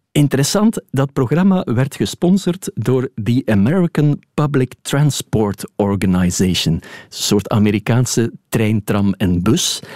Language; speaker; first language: Dutch; native; Dutch